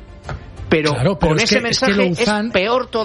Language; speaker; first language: Spanish; native; Spanish